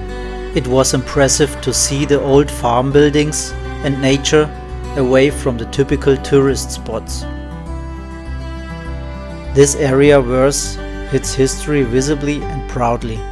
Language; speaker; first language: English; non-native, learner; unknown